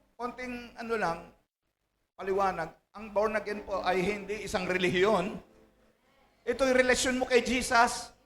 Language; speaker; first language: Filipino; native; Filipino